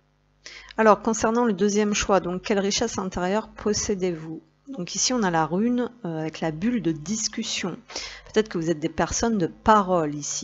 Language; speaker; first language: French; native; French